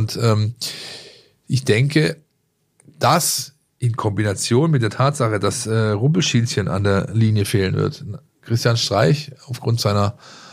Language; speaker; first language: German; native; German